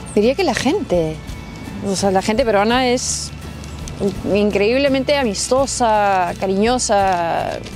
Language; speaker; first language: Spanish; early bilingual, heritage; Spanish